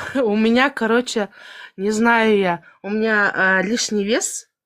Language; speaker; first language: Russian; non-native, local second language; Kazakh